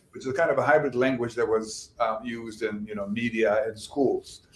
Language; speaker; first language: English; non-native, fluent; Bosnian